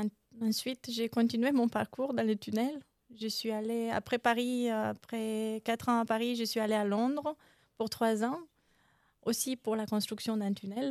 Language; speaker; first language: French; non-native, fluent; Romanian